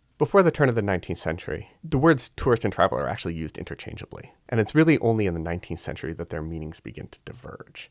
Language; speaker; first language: English; native; English